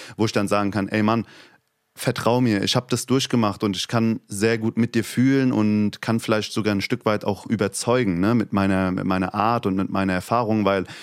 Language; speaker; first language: German; native; German